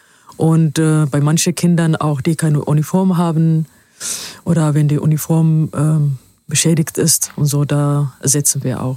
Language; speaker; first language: German; non-native, fluent; Amharic